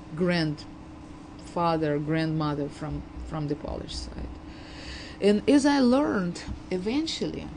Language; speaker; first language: English; non-native, fluent; Uzbek